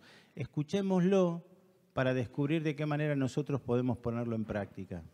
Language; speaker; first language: Spanish; native; Spanish